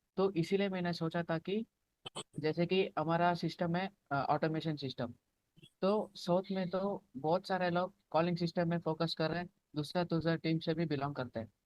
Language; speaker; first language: Hindi; non-native, local second language; Telugu